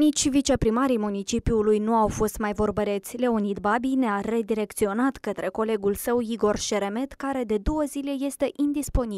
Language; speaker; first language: Romanian; native; Romanian